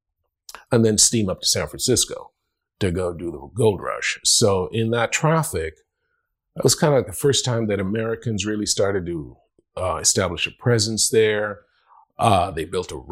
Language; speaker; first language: English; non-native, fluent; Spanish